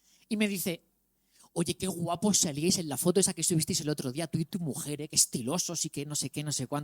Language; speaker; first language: Spanish; native; Spanish